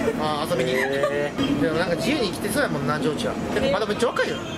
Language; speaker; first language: Japanese; native; Japanese